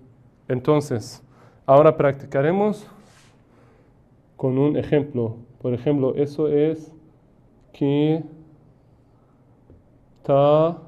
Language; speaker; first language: Spanish; non-native, fluent; Persian